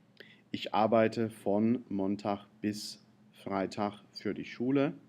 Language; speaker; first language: German; non-native, fluent; English